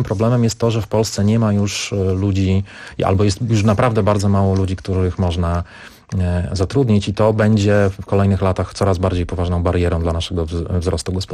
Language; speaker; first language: Polish; native; Polish